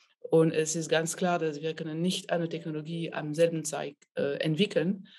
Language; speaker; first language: German; non-native, fluent; French